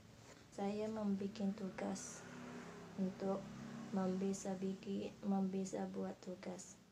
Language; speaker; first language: Indonesian; non-native, learner; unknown